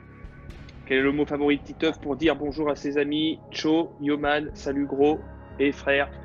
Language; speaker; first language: French; native; French